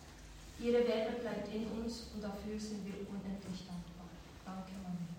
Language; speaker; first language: German; early bilingual, other home language; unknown